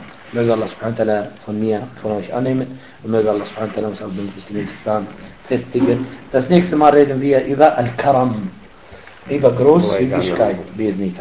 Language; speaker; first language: German; non-native, fluent; Arabic